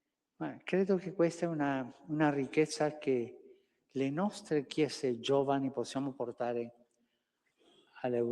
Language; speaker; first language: Italian; non-native, fluent; Spanish